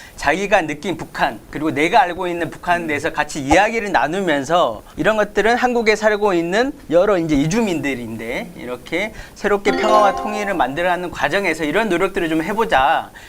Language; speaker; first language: Korean; native; Korean